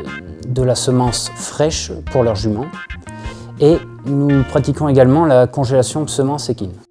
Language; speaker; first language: French; native; French